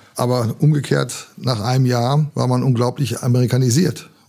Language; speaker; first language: German; native; German